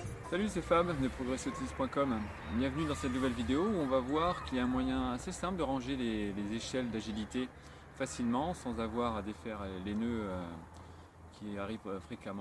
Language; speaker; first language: French; native; French